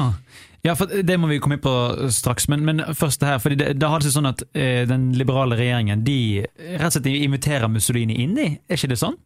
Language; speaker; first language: Norwegian; native; Norwegian